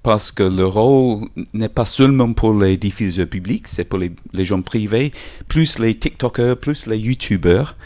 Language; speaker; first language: French; non-native, fluent; English